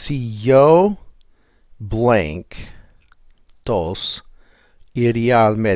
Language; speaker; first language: Spanish; non-native, fluent; English